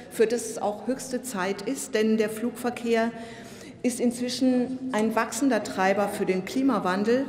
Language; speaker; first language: German; native; German